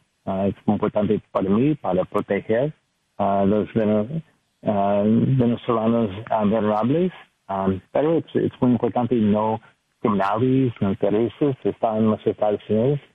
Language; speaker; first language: Spanish; non-native, learner; English